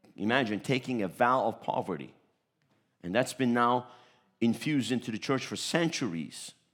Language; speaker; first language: English; early bilingual, other home language; Turkish